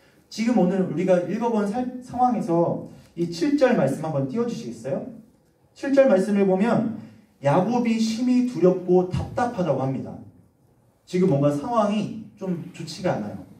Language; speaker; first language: Korean; native; Korean